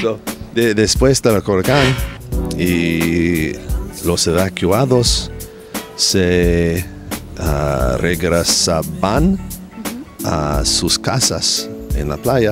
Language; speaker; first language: Spanish; non-native, learner; English